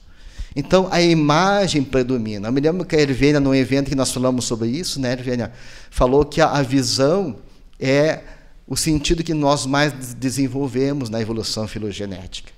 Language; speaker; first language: Portuguese; native; Portuguese